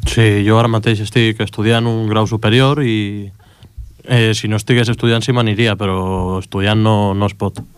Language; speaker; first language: Catalan; non-native, local second language; Spanish